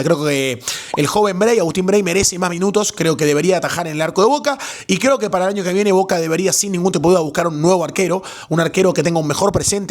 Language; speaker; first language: Spanish; native; Spanish